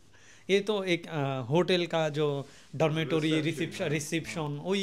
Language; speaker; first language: Hindi; non-native, learner; Bangla